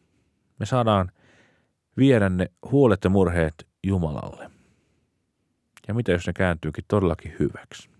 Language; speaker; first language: Finnish; native; Finnish